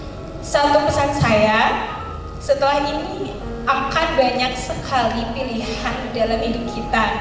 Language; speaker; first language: Indonesian; native; Indonesian